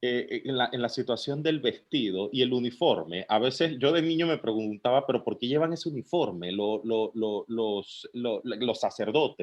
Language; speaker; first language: Spanish; native; Spanish